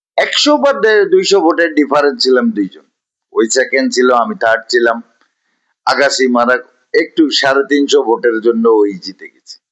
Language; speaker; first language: Bangla; native; Bangla